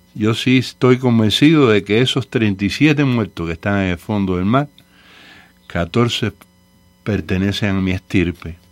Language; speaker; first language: Spanish; native; Spanish